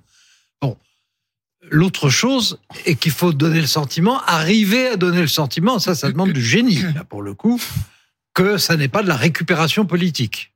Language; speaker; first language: French; native; French